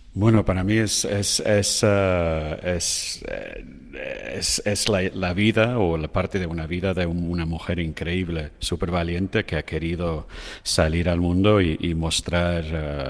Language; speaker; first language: Spanish; non-native, fluent; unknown